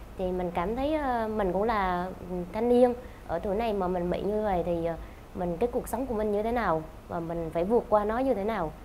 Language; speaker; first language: Vietnamese; native; Vietnamese